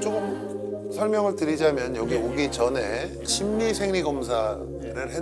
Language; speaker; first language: Korean; native; Korean